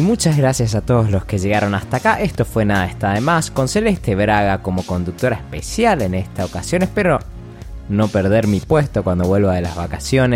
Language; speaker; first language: Spanish; native; Spanish